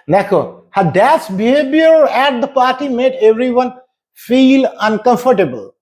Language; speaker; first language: English; non-native, local second language; Bangla